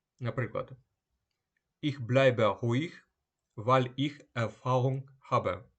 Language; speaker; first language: German; non-native, fluent; Ukrainian